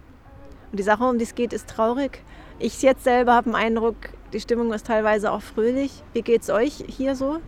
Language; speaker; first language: German; native; German